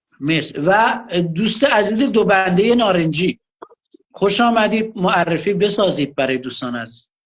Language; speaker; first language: Persian; native; Persian